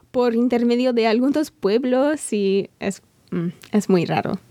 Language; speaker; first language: Spanish; non-native, fluent; English